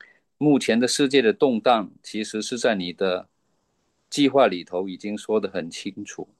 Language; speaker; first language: Chinese; native; Chinese